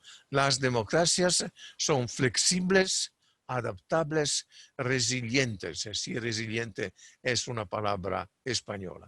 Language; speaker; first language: Spanish; non-native, fluent; Italian